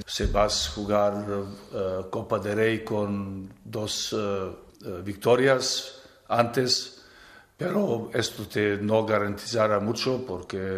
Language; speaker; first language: Spanish; non-native, fluent; Serbian